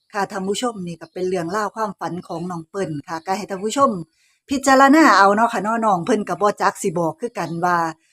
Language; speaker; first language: Thai; native; Thai